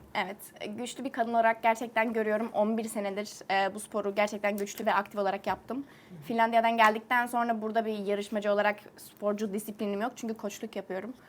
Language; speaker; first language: Turkish; early bilingual, heritage; Turkish